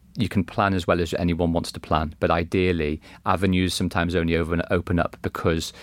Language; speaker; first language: English; native; English